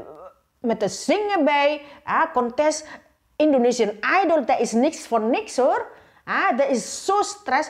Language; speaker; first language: Dutch; non-native, learner; Indonesian